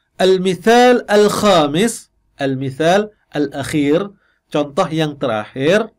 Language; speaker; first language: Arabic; non-native, fluent; Indonesian